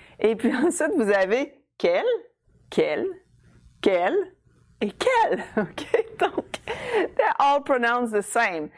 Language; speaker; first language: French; non-native, fluent; English